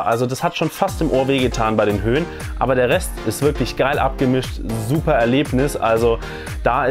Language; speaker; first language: German; native; German